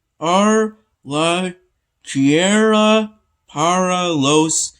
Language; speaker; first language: Spanish; non-native, learner; English